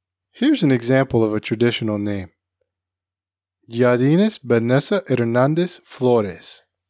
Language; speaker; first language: English; native; English